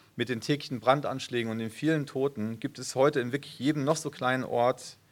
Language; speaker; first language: German; native; German